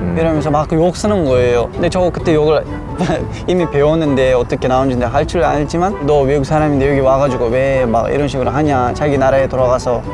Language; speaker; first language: Korean; non-native, fluent; Uzbek